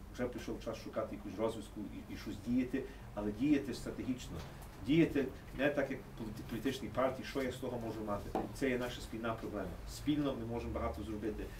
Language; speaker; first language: Ukrainian; early bilingual, heritage; English